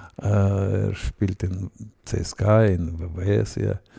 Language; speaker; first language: German; non-native, learner; Russian